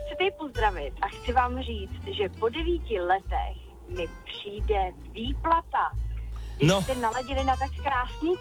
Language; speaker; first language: Czech; native; Czech